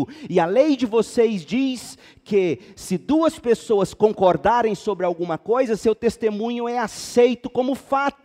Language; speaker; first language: Portuguese; native; Portuguese